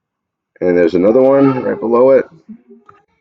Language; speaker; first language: English; native; English